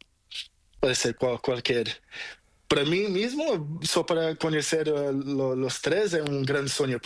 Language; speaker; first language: Spanish; non-native, learner; Portuguese